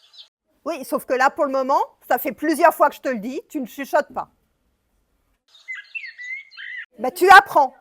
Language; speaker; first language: French; native; French